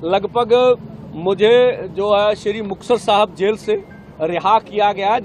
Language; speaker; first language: Hindi; non-native, local second language; Punjabi